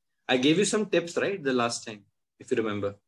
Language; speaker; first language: English; non-native, local second language; Hindi